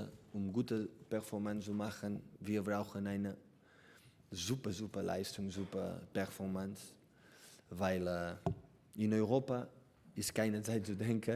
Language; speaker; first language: German; non-native, learner; Catalan